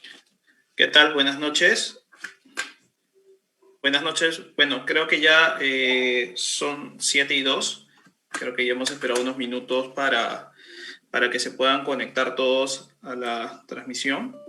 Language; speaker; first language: Spanish; native; Spanish